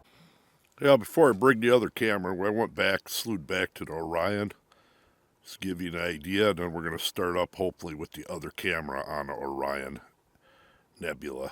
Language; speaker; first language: English; native; English